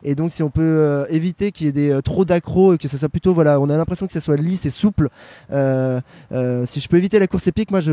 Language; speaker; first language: French; native; French